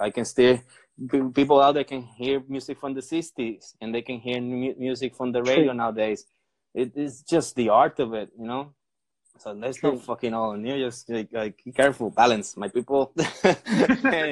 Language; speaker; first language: English; non-native, fluent; Spanish